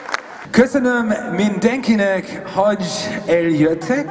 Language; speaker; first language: Hungarian; non-native, learner; German